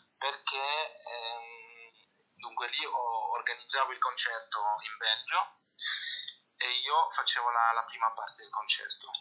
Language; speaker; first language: Italian; early bilingual, heritage; Italian